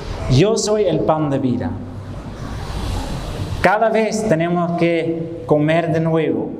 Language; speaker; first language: Spanish; non-native, fluent; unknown